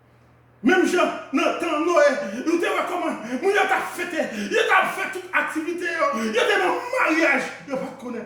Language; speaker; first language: French; non-native, local second language; Haitian Creole